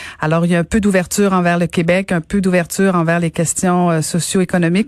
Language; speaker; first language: French; native; French